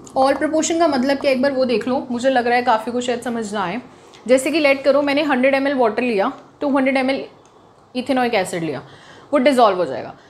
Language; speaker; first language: Hindi; native; Hindi